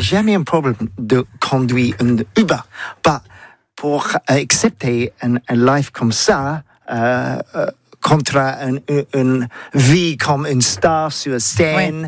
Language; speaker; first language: French; non-native, learner; English